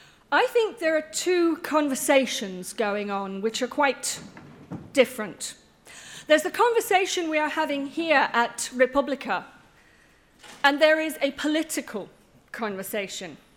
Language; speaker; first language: English; native; English